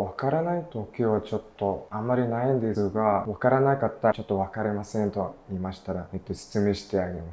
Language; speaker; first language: Japanese; non-native, learner; Mongolian